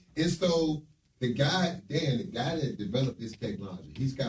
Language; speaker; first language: English; native; English